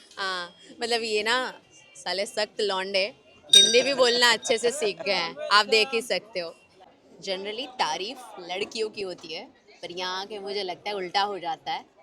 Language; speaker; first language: Hindi; non-native, local second language; Gujarati